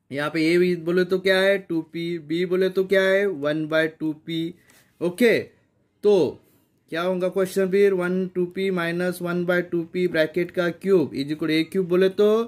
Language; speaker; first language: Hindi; non-native, local second language; Marathi